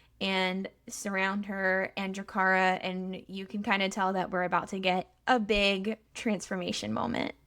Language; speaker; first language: English; native; English